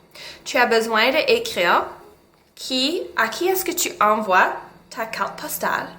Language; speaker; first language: French; non-native, local second language; English